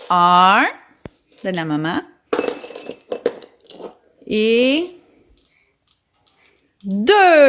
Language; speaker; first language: French; native; French